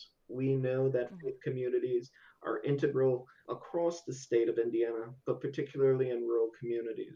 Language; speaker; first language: English; native; English